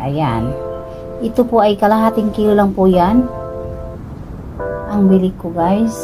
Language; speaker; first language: Filipino; non-native, local second language; Cebuano